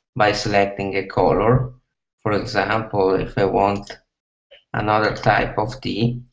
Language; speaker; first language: English; non-native, fluent; Italian